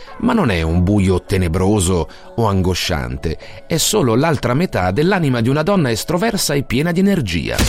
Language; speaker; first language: Italian; native; Italian